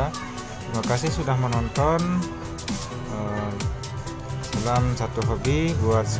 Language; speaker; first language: Indonesian; native; Indonesian